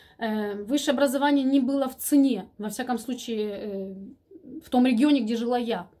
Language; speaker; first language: Russian; native; Russian